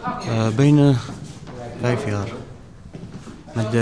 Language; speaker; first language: Dutch; non-native, learner; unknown